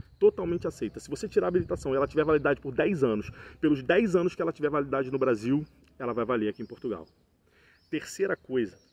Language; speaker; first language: Portuguese; native; Portuguese